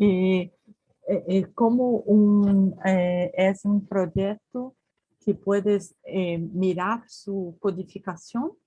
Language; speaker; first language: Spanish; non-native, learner; Portuguese